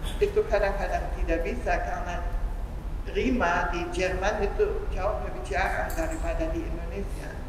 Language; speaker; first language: Indonesian; non-native, fluent; German